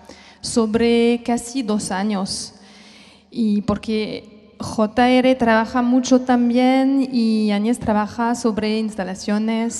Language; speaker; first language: Spanish; non-native, fluent; French